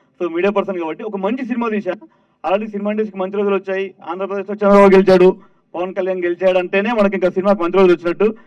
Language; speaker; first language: Telugu; native; Telugu